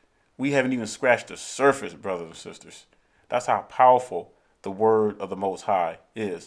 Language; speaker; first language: English; native; English